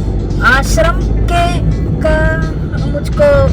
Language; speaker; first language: Hindi; non-native, local second language; Malayalam